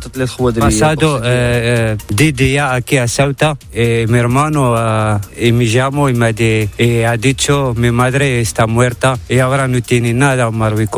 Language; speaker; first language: Spanish; non-native, learner; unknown